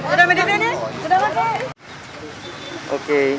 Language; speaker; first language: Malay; non-native, local second language; Buginese